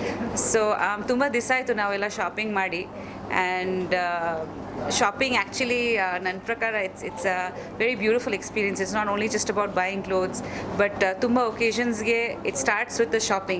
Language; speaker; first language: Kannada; non-native, fluent; Bangla